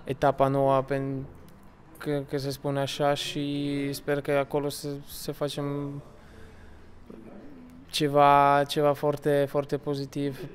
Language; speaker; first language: Romanian; non-native, learner; Slovak